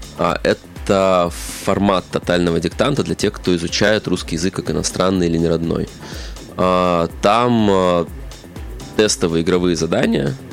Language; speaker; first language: Russian; native; Russian